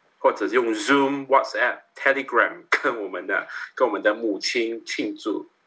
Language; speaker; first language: Chinese; native; Chinese